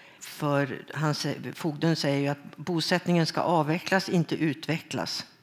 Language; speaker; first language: Swedish; native; Swedish